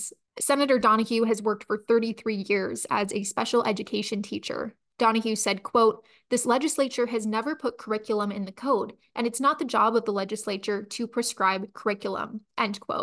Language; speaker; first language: English; native; English